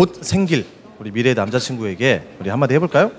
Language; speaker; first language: Korean; native; Korean